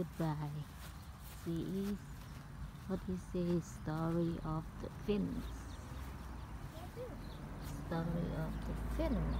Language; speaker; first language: English; non-native, learner; Thai